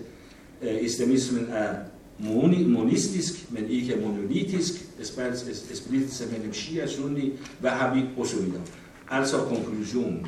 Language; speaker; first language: Danish; non-native, fluent; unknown